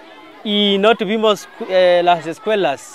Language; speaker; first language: Spanish; non-native, fluent; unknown